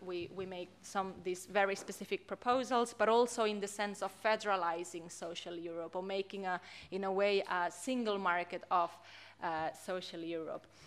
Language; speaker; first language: English; non-native, fluent; Catalan